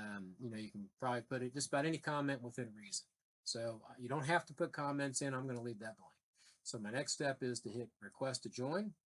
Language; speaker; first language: English; native; English